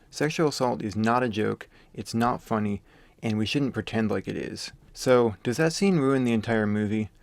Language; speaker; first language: English; native; English